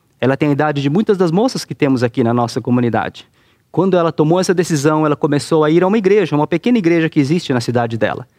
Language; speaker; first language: Portuguese; native; Portuguese